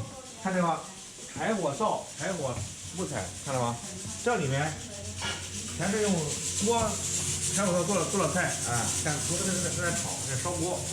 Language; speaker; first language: Chinese; native; Chinese